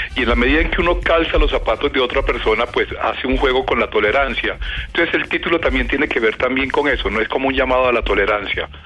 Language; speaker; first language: Spanish; native; Spanish